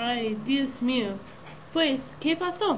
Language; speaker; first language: Spanish; non-native, learner; English